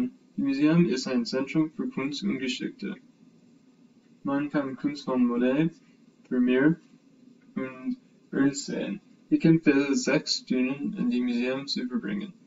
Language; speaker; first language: German; non-native, learner; English